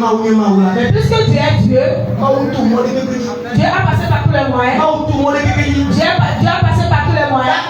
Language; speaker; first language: French; non-native, local second language; Ewe